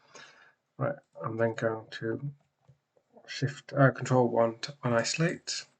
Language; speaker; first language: English; native; English